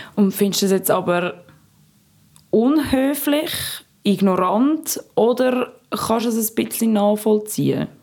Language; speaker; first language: German; native; German